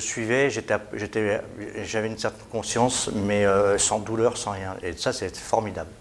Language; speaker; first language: French; native; French